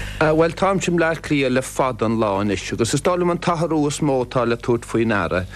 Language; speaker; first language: Irish; native; Irish